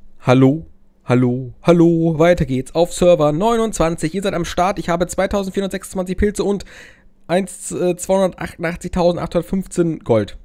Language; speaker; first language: German; native; German